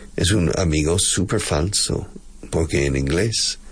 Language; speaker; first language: Spanish; non-native, fluent; English